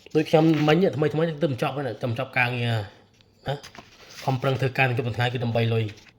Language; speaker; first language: Khmer; native; Khmer